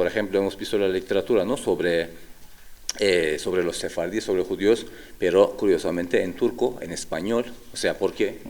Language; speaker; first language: Spanish; non-native, fluent; Turkish